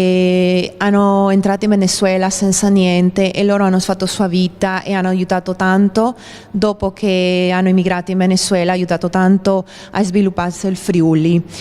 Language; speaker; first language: Italian; non-native, fluent; Spanish